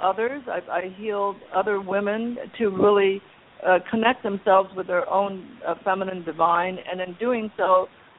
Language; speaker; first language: English; native; English